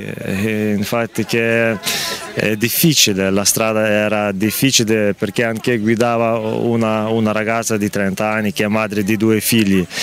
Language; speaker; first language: Italian; non-native, learner; Ukrainian